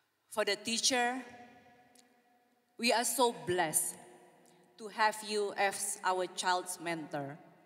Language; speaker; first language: English; non-native, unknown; Indonesian